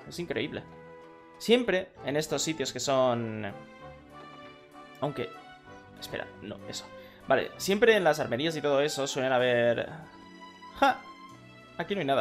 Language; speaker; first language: Spanish; native; Spanish